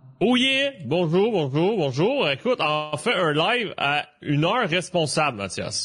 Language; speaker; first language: French; native; French